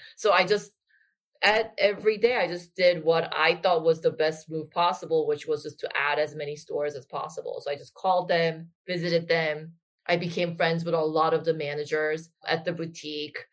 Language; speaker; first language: English; non-native, fluent; Korean